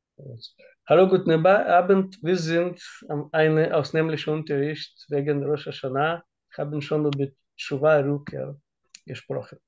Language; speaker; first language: German; non-native, learner; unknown